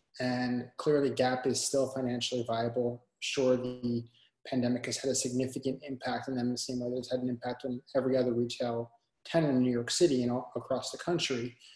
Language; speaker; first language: English; native; English